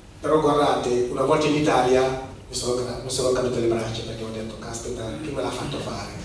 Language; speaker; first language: Italian; non-native, fluent; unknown